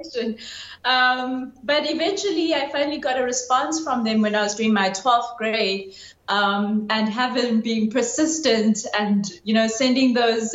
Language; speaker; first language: English; non-native, local second language; Zulu